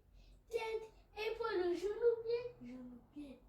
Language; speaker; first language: French; early bilingual, other home language; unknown